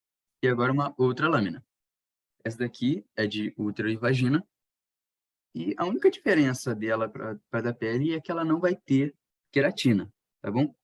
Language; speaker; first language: Portuguese; native; Portuguese